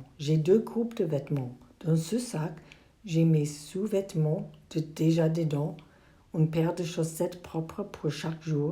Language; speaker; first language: French; non-native, learner; English